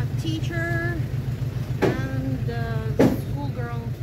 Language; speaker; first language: English; non-native, fluent; Russian